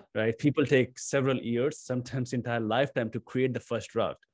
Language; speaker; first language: English; non-native, local second language; Hindi